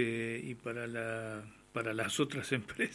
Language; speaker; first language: Spanish; native; Spanish